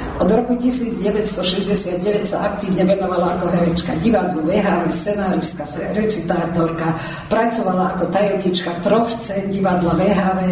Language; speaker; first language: Slovak; early bilingual, heritage; Slovak